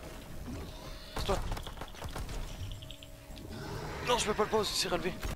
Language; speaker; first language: French; native; French